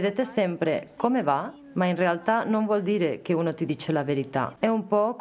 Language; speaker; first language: Italian; non-native, fluent; Polish